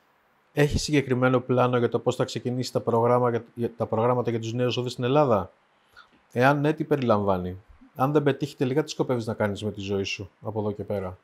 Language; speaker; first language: Greek; native; Greek